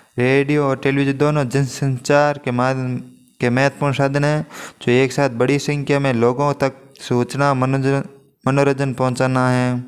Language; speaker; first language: Hindi; native; Hindi